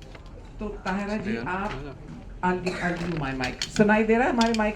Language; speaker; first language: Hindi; native; Hindi